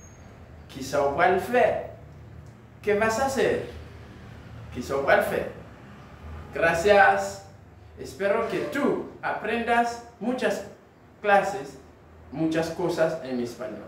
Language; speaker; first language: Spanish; non-native, learner; Haitian Creole